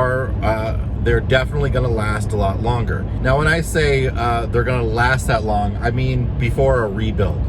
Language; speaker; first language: English; native; English